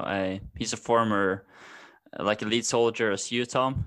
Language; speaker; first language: English; non-native, fluent; Norwegian